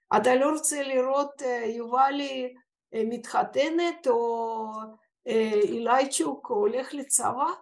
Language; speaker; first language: Hebrew; non-native, fluent; Russian